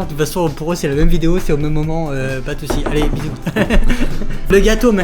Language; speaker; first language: French; native; French